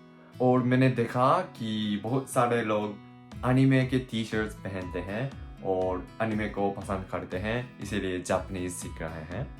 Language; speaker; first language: Hindi; non-native, learner; Japanese